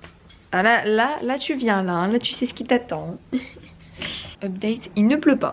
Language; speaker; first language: French; native; French